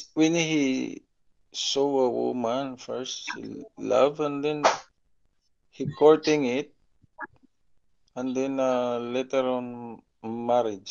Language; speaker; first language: English; non-native, local second language; Filipino